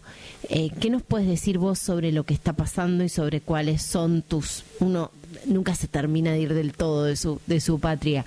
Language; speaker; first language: Spanish; native; Spanish